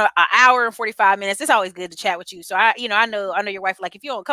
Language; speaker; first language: English; native; English